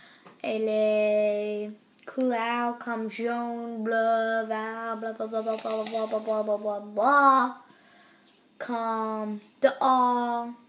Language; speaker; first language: French; non-native, learner; English